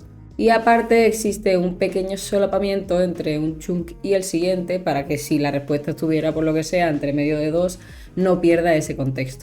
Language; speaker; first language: Spanish; native; Spanish